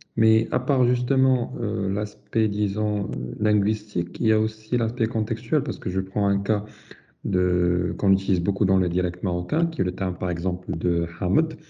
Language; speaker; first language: French; non-native, local second language; Arabic